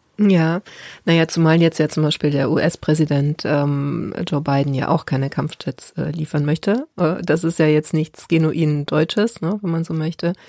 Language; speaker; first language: German; native; German